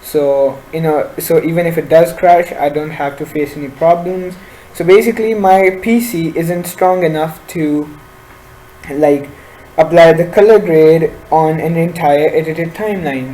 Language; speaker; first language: English; non-native, local second language; Urdu